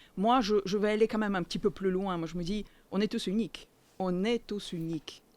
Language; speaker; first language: French; non-native, fluent; Russian